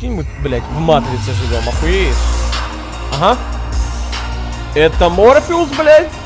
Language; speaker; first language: Russian; native; Russian